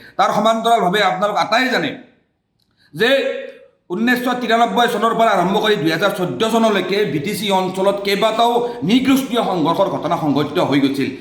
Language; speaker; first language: Assamese; non-native, local second language; Bangla